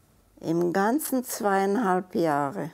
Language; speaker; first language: German; non-native, fluent; Czech